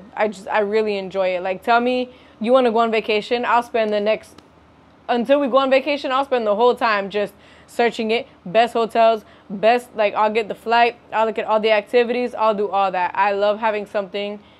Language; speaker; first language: English; native; English